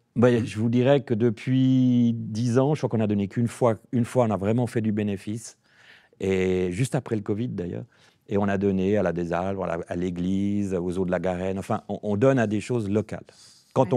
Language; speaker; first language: French; native; French